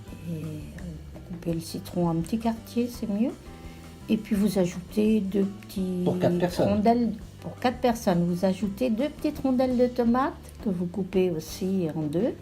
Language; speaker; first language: French; native; French